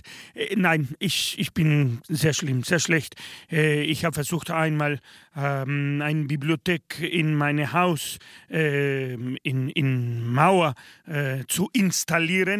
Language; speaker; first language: German; non-native, learner; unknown